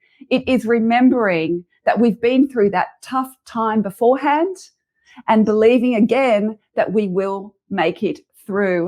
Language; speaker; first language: English; native; English